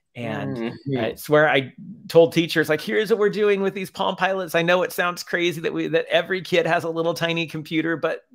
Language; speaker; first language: English; native; English